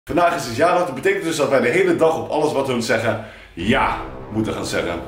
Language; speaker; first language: Dutch; native; Dutch